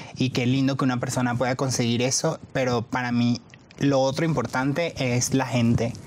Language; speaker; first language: Spanish; native; Spanish